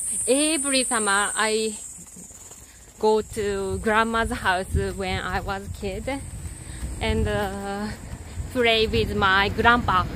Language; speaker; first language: English; non-native, learner; Japanese